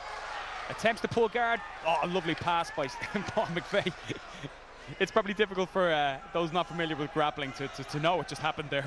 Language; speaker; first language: English; native; English